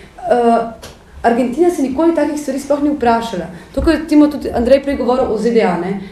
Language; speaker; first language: Slovenian; native; Slovenian